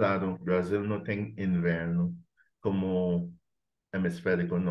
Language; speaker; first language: Portuguese; non-native, fluent; English